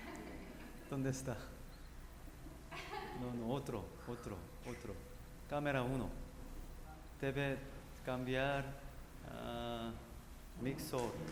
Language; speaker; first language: Spanish; non-native, learner; Korean